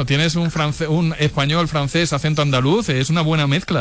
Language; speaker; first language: Spanish; native; Spanish